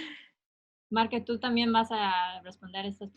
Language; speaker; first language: Spanish; non-native, fluent; English